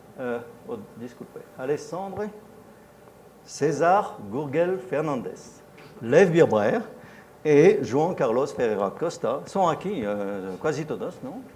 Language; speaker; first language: Portuguese; non-native, fluent; French